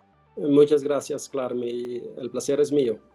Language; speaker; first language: Spanish; non-native, fluent; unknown